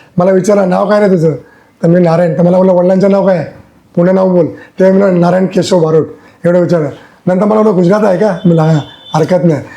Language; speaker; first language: Marathi; non-native, local second language; Gujarati